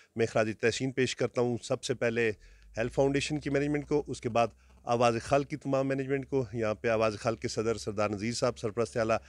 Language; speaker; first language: Urdu; non-native, local second language; Northern Hindko